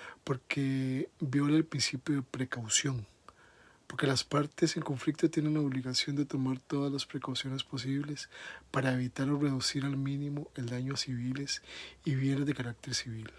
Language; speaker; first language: Spanish; native; Spanish